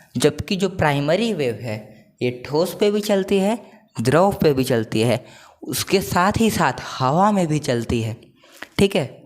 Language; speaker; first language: Hindi; non-native, local second language; Marathi